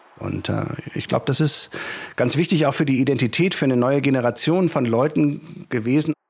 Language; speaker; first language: German; native; German